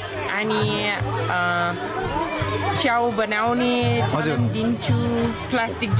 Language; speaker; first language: Nepali; non-native, learner; English